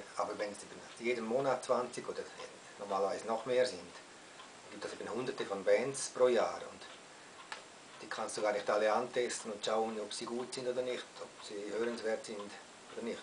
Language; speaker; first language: German; native; German